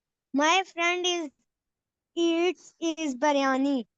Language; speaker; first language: English; non-native, learner; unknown